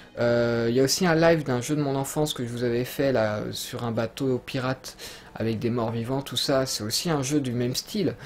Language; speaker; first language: French; native; French